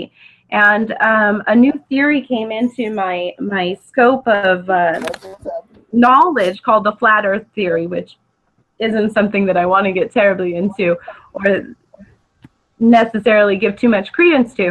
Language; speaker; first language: English; native; English